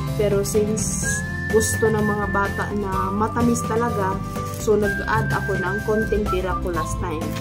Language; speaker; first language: Filipino; non-native, local second language; Cebuano